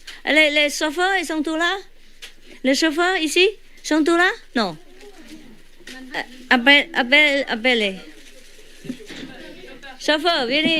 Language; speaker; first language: French; non-native, learner; Vietnamese